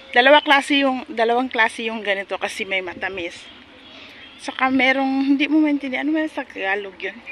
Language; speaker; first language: Filipino; non-native, local second language; Hiligaynon